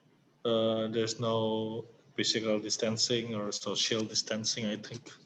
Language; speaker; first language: English; non-native, learner; Indonesian